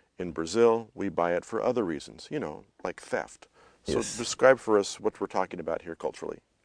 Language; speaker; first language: English; native; English